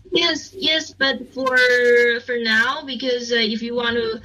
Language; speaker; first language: English; non-native, learner; Chinese